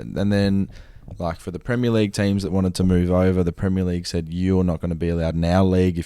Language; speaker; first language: English; native; English